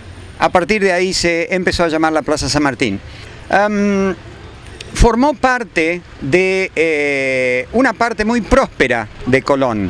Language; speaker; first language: Spanish; native; Spanish